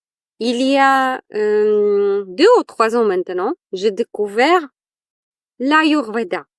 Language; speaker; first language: French; non-native, fluent; Polish